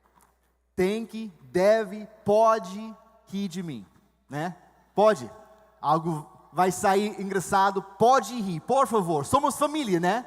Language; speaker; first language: Portuguese; non-native, fluent; English